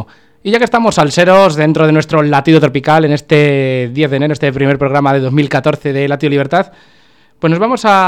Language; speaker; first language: Spanish; native; Spanish